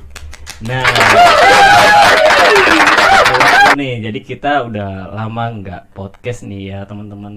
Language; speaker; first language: Indonesian; native; Indonesian